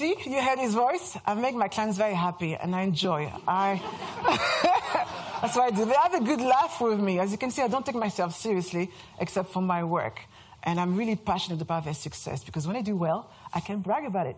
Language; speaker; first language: English; non-native, fluent; French